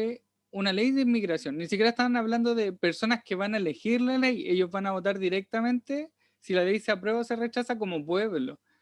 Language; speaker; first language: Spanish; native; Spanish